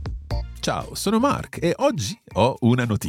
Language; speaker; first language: Italian; non-native, fluent; English